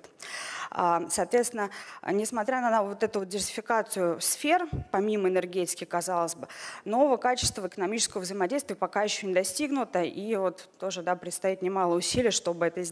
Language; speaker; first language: Russian; native; Russian